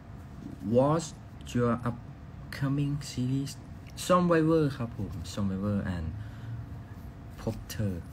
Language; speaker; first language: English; non-native, learner; Thai